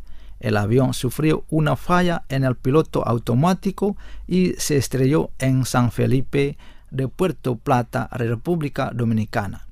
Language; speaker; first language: Spanish; non-native, fluent; Indonesian